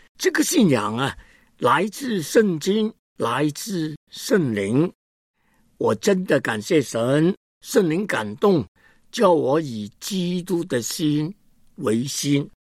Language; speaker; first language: Chinese; non-native, local second language; Cantonese